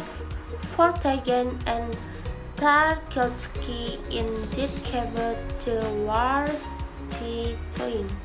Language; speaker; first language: Dutch; non-native, learner; Indonesian